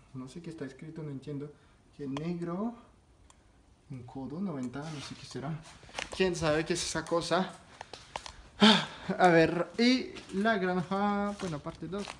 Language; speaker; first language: Spanish; non-native, fluent; French